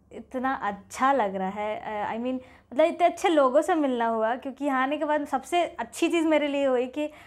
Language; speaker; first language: Hindi; native; Hindi